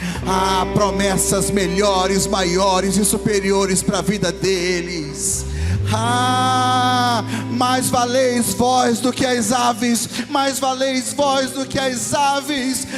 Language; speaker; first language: Portuguese; native; Portuguese